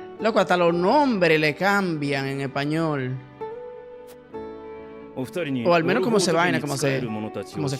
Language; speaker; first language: Spanish; native; Spanish